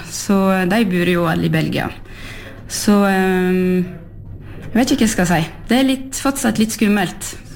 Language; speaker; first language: Norwegian; non-native, fluent; French